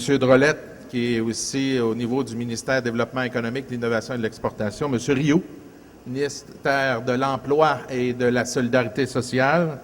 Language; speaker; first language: French; native; French